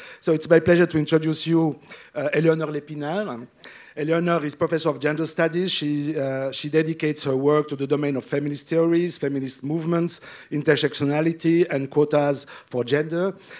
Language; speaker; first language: English; non-native, fluent; French